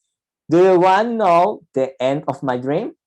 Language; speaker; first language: English; non-native, fluent; Spanish